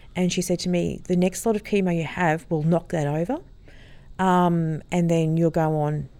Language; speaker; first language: English; native; English